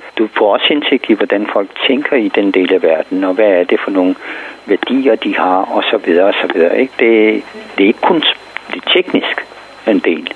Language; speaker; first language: Danish; non-native, fluent; Urdu